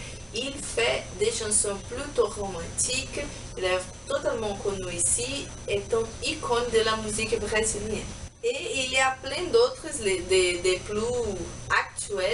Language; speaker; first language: French; non-native, learner; Portuguese